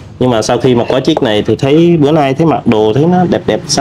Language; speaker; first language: Vietnamese; native; Vietnamese